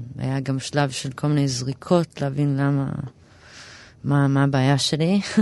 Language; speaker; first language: Hebrew; early bilingual, other home language; English